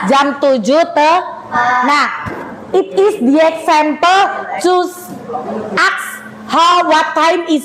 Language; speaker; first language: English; non-native, learner; Indonesian